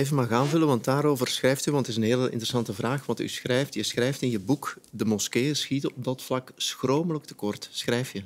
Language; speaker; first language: Dutch; native; Dutch